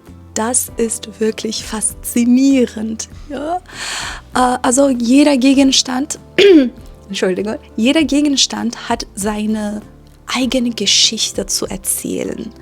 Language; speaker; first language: German; non-native, fluent; Persian